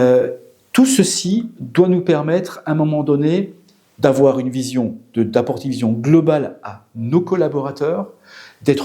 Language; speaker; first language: French; native; French